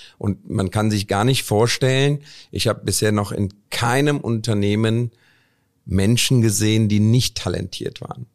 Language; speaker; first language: German; early bilingual, other home language; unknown